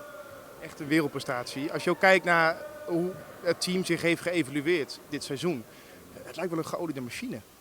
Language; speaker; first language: Dutch; native; Dutch